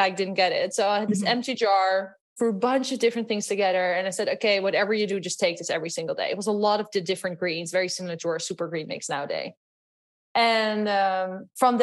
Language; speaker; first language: English; non-native, fluent; Dutch